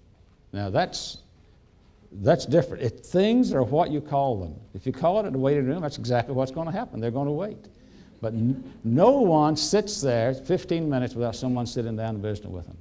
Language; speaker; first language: English; native; English